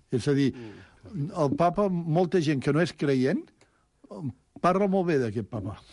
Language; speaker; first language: Catalan; native; Catalan